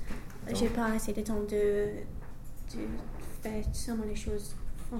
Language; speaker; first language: French; non-native, learner; English